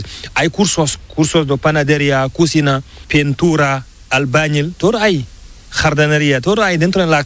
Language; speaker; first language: Spanish; non-native, learner; Fula